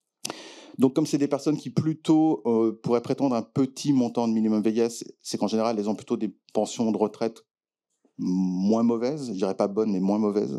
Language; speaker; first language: French; native; French